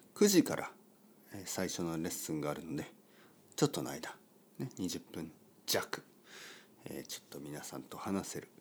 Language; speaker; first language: Japanese; native; Japanese